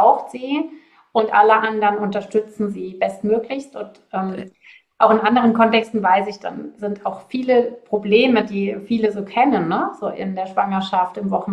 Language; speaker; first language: German; native; German